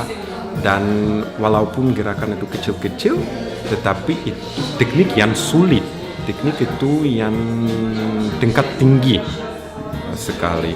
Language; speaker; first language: Indonesian; non-native, fluent; Russian